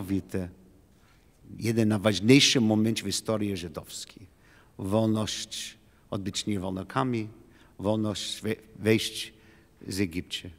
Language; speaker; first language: Polish; non-native, learner; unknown